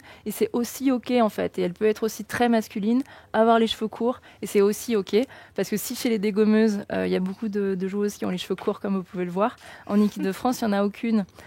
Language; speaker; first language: French; native; French